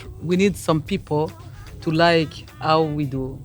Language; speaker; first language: English; non-native, learner; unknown